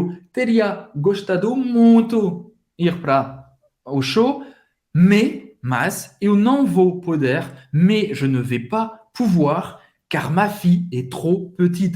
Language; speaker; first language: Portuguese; non-native, fluent; French